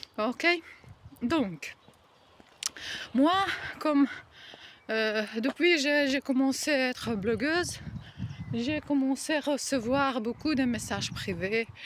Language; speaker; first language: French; non-native, learner; Ukrainian